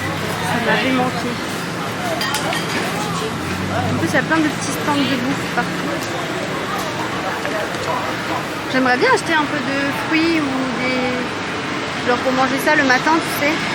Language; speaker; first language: French; native; French